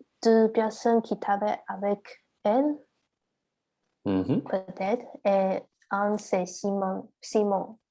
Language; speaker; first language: French; non-native, learner; Chinese